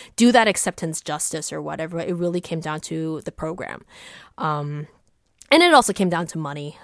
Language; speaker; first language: English; native; English